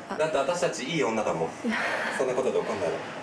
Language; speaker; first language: Japanese; native; Japanese